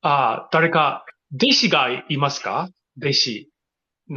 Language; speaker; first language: Japanese; non-native, learner; English